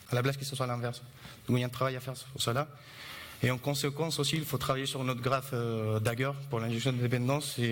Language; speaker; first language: French; non-native, fluent; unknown